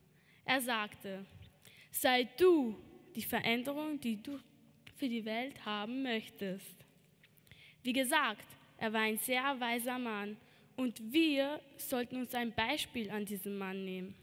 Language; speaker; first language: German; early bilingual, other home language; Albanian